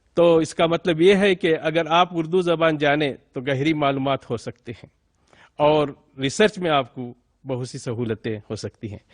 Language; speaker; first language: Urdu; native; Urdu